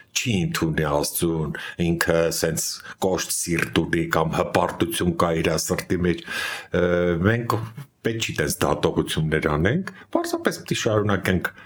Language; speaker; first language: Armenian; native; Armenian